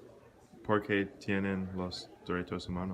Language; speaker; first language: Spanish; non-native, learner; English